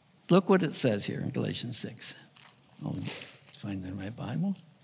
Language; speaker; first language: English; native; English